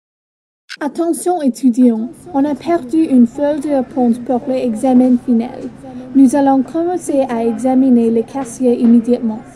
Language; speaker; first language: French; non-native, learner; English